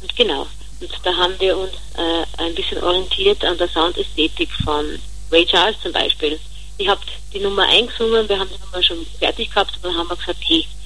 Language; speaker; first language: German; native; German